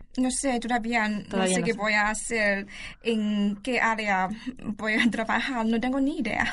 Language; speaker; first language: Spanish; non-native, learner; Chinese